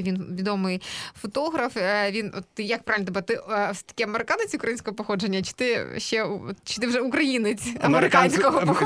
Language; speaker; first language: Ukrainian; native; Ukrainian